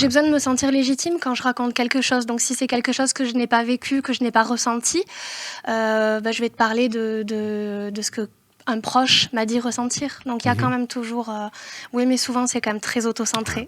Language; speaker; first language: French; native; French